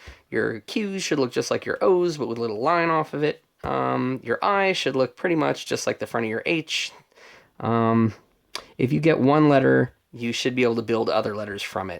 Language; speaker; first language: English; native; English